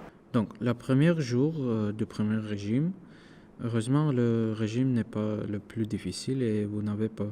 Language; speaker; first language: French; non-native, learner; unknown